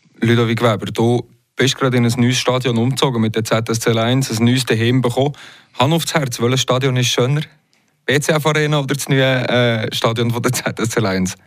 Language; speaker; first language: German; native; German